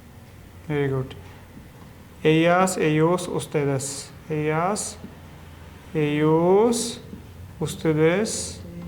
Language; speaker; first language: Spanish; non-native, fluent; Hindi